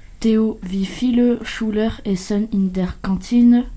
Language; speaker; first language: German; non-native, learner; French